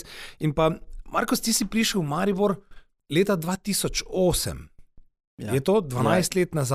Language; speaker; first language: Slovenian; native; Slovenian